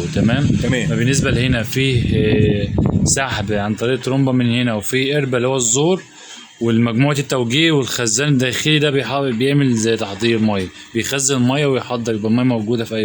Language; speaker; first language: Arabic; native; Arabic